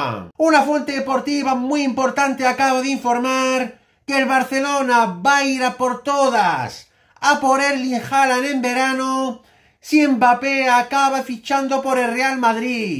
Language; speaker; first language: Spanish; native; Spanish